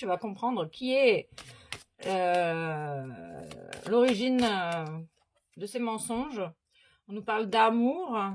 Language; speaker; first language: French; native; French